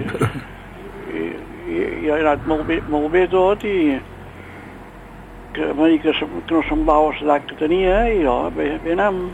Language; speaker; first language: Catalan; native; Catalan